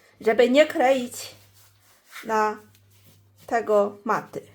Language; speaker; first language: Polish; non-native, learner; Chinese